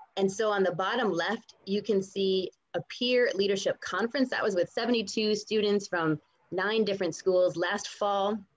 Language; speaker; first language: English; native; English